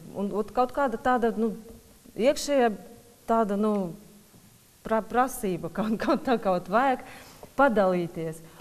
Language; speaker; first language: Latvian; non-native, local second language; Russian